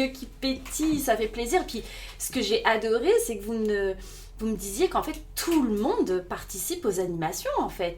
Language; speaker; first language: French; native; French